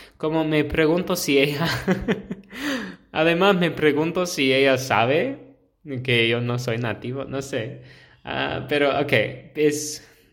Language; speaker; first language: Spanish; non-native, fluent; English